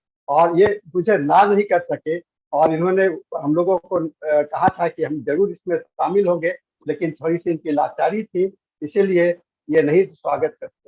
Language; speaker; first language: Hindi; native; Hindi